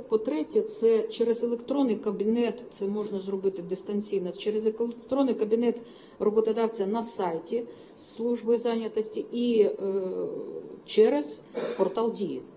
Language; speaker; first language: Ukrainian; native; Ukrainian